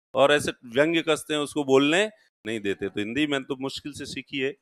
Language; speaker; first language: Hindi; non-native, local second language; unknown